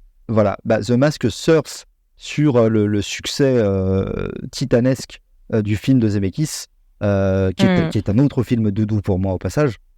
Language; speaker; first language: French; native; French